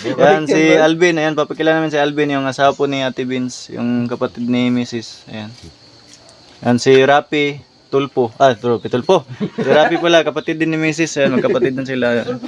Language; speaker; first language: Filipino; non-native, local second language; Cebuano